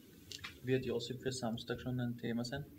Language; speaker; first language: German; native; German